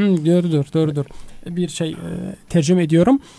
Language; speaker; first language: Turkish; non-native, fluent; Arabic